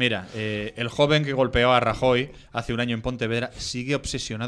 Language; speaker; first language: Spanish; native; Spanish